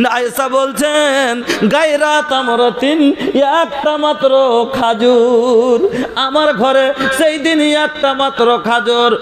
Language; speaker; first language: Bangla; non-native, local second language; Bhojpuri